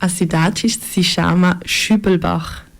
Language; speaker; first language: Portuguese; early bilingual, heritage; Portuguese